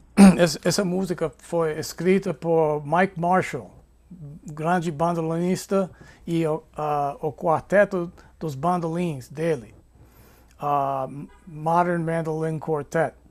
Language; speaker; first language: Portuguese; non-native, fluent; English